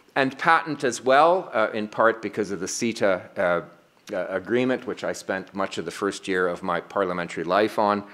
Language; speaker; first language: English; native; English